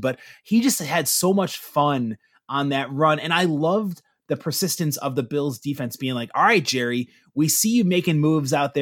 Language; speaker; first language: English; native; English